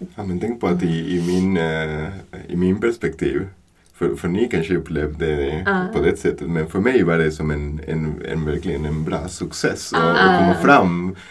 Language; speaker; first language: Swedish; non-native, fluent; Spanish